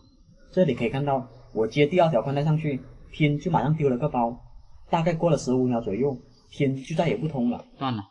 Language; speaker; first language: Chinese; native; Chinese